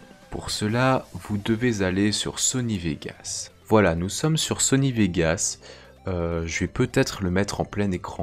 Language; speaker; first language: French; native; French